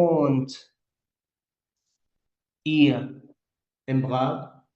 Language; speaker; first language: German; non-native, fluent; Arabic